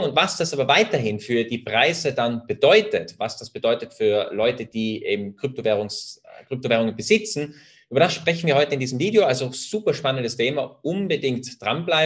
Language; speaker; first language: German; native; German